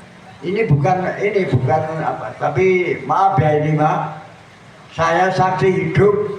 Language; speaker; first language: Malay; non-native, local second language; Javanese